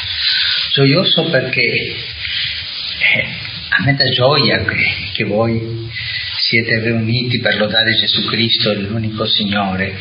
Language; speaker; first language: Italian; non-native, fluent; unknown